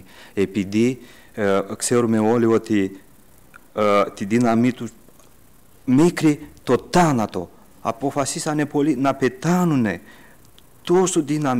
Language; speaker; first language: Greek; early bilingual, heritage; Greek